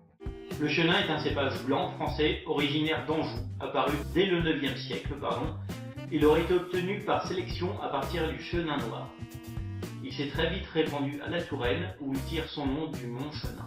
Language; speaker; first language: French; native; French